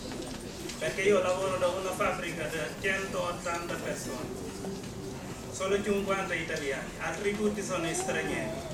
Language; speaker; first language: Italian; non-native, learner; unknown